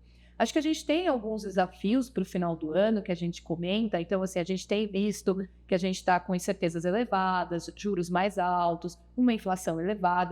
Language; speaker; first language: Portuguese; native; Portuguese